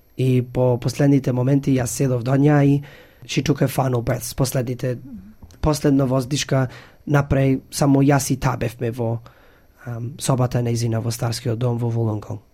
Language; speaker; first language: Macedonian; early bilingual, heritage; Macedonian